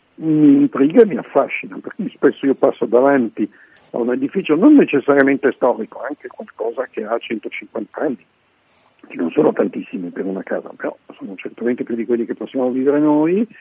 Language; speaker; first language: Italian; native; Italian